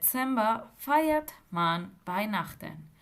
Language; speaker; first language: German; non-native, fluent; Spanish